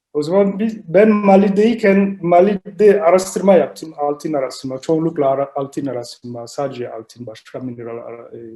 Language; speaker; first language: Turkish; non-native, learner; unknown